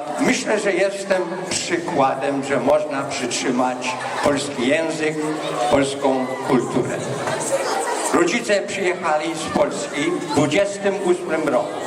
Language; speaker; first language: Polish; early bilingual, heritage; Polish